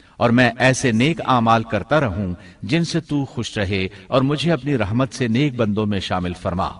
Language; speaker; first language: Urdu; native; Urdu